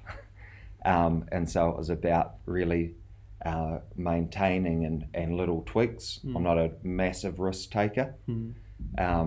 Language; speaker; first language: English; native; English